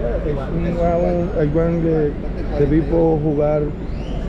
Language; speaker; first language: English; non-native, learner; Spanish